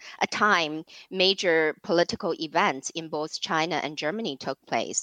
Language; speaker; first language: English; non-native, fluent; Chinese